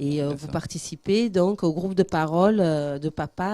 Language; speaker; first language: French; native; French